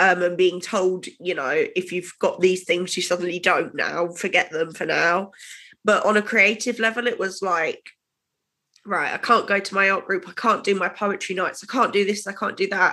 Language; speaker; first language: English; native; English